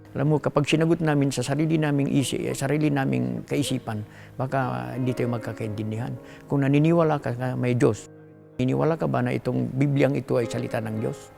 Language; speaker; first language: Filipino; non-native, local second language; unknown